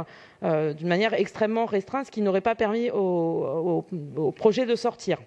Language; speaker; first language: French; native; French